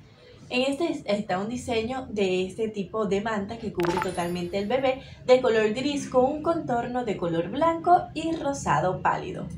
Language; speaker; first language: Spanish; native; Spanish